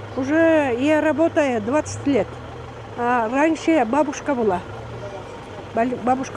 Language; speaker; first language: Russian; non-native, local second language; Kyrgyz